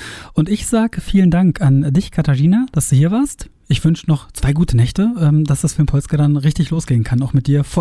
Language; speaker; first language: German; native; German